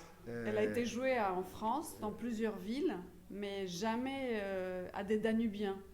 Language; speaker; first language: French; non-native, fluent; Romanian